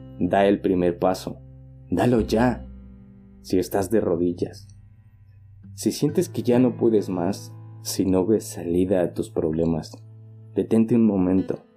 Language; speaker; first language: Spanish; native; Spanish